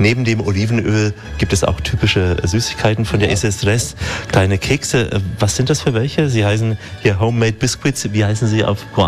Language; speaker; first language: German; native; German